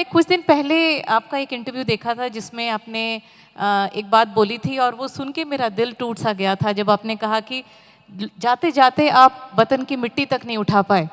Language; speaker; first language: Hindi; native; Hindi